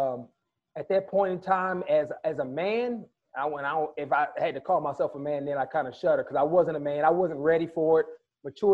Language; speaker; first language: English; native; English